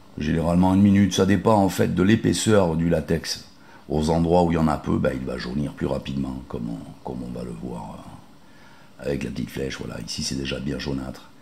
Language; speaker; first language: French; native; French